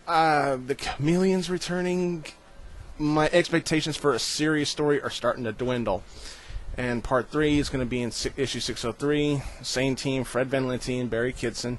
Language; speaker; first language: English; native; English